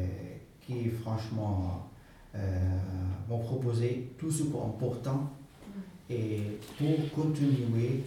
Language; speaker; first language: French; non-native, fluent; Arabic